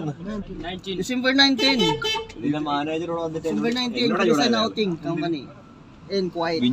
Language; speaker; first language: English; non-native, learner; Filipino